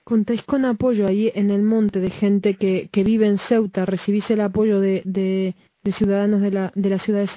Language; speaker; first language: Spanish; native; Spanish